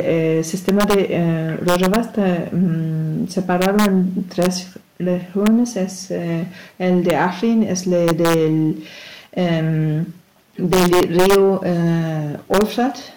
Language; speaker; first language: Spanish; non-native, learner; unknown